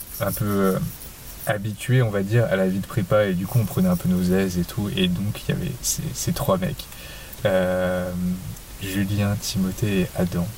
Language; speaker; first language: French; native; French